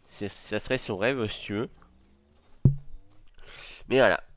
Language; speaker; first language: French; native; French